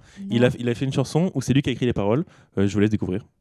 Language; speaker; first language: French; native; French